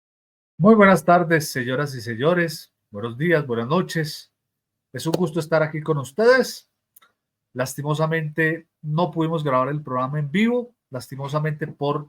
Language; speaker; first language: Spanish; native; Spanish